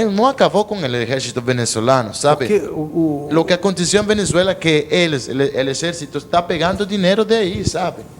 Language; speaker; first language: Portuguese; non-native, learner; Spanish